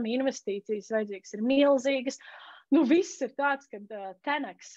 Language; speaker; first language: Latvian; native; Latvian